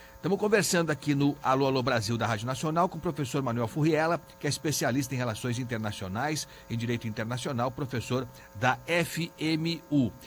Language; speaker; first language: Portuguese; native; Portuguese